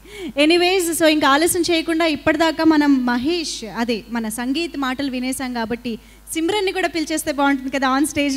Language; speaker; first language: Telugu; native; Telugu